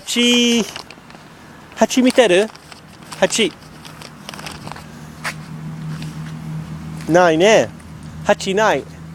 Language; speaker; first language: Japanese; non-native, learner; English